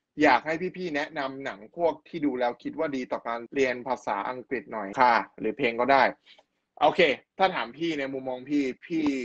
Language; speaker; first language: Thai; native; Thai